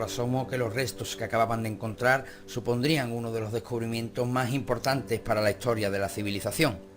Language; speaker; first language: Spanish; native; Spanish